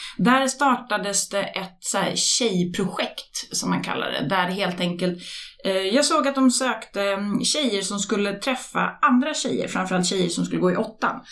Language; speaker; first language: Swedish; native; Swedish